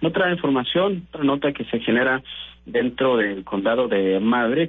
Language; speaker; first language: Spanish; native; Spanish